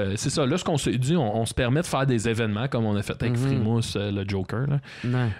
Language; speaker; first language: French; native; French